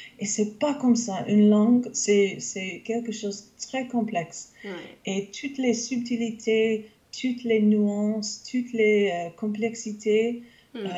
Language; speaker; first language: French; non-native, fluent; English